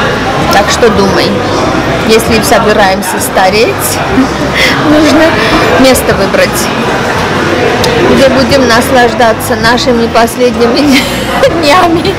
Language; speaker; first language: Russian; non-native, fluent; Armenian